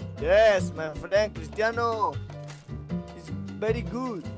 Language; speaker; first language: English; non-native, learner; Spanish